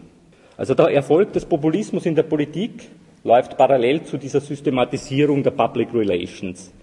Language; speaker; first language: German; native; German